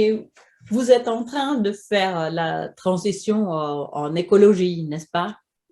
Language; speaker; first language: French; non-native, fluent; Swedish